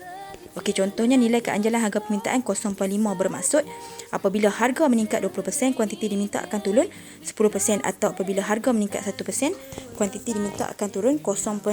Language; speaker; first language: Malay; native; Malay